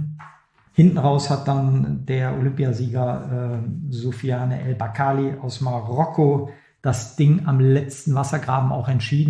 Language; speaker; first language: German; native; German